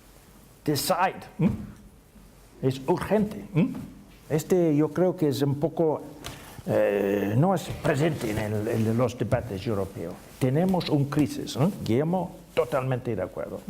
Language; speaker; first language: Spanish; non-native, learner; English